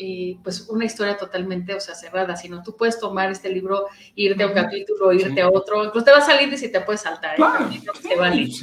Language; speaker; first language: Spanish; native; Spanish